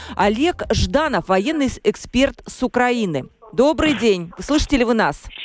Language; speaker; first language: Russian; native; Russian